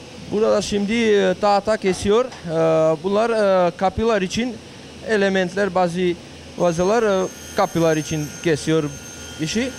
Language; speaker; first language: Turkish; non-native, local second language; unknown